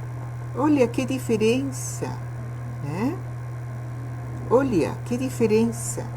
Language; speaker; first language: Portuguese; non-native, fluent; Spanish